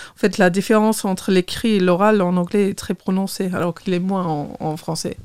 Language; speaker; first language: French; non-native, fluent; English